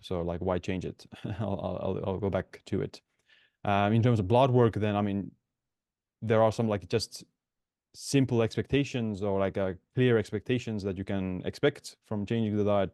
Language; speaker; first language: English; non-native, fluent; Estonian